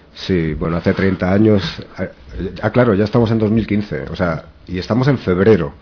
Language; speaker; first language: Spanish; native; Spanish